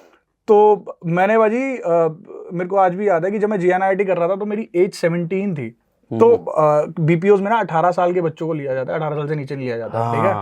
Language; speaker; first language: Hindi; native; Hindi